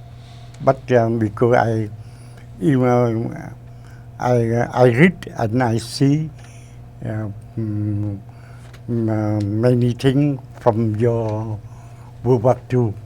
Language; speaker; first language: English; non-native, learner; Vietnamese